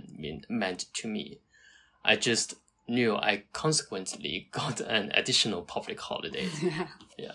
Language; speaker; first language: English; non-native, local second language; Cantonese